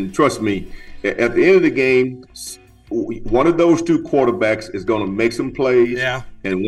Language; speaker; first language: English; native; English